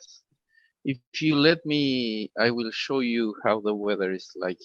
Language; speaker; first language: English; non-native, fluent; Spanish